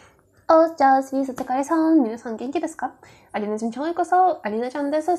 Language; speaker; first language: Japanese; non-native, learner; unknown